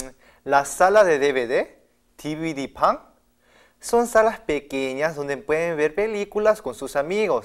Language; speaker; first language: Spanish; non-native, fluent; Korean